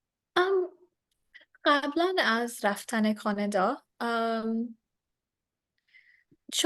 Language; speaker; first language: Persian; non-native, learner; English